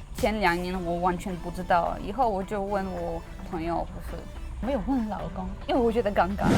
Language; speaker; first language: Chinese; non-native, learner; Polish